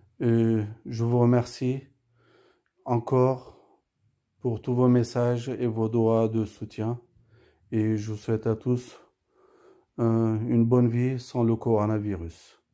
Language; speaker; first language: French; early bilingual, other home language; Turkish